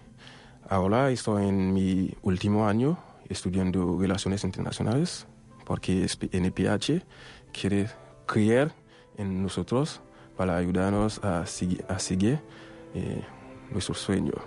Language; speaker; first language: Spanish; non-native, local second language; Haitian Creole